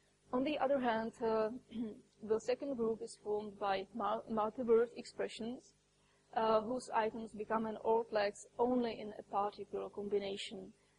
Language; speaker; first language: English; non-native, fluent; Czech